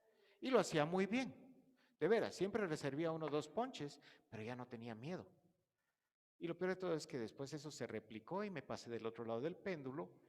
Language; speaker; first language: Spanish; native; Spanish